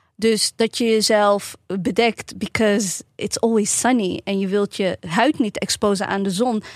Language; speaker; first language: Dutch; early bilingual, other home language; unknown